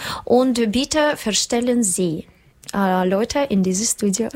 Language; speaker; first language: German; non-native, learner; Russian